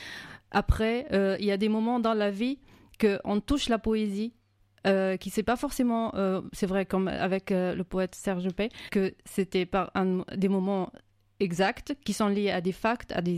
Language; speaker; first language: French; non-native, fluent; Arabic